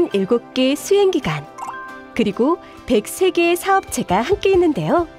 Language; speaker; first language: Korean; native; Korean